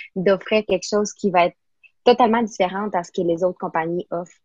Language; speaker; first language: French; non-native, fluent; Spanish